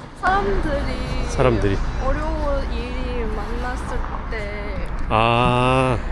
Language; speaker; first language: Korean; non-native, learner; Chinese